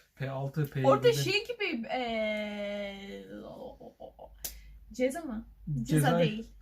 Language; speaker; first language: Turkish; non-native, learner; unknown